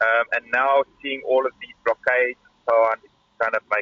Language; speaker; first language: English; non-native, local second language; Afrikaans